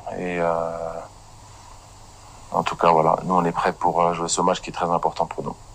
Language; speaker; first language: French; native; French